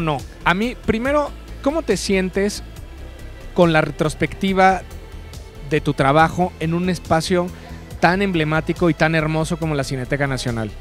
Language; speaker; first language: Spanish; native; Spanish